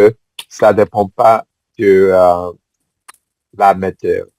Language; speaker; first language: French; non-native, fluent; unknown